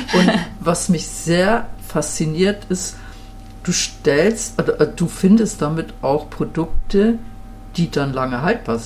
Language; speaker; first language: German; native; German